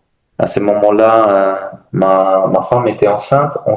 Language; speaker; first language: French; non-native, learner; German